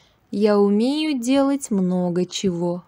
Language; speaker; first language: Russian; non-native, local second language; Uzbek